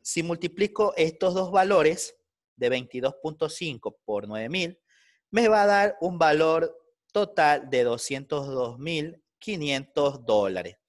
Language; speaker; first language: Spanish; native; Spanish